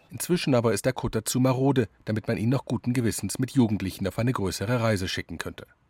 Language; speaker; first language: German; native; German